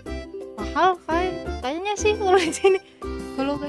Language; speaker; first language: Indonesian; native; Indonesian